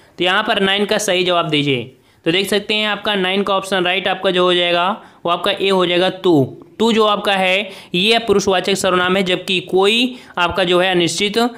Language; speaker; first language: Hindi; native; Hindi